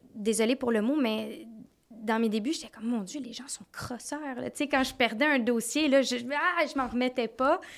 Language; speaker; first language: French; native; French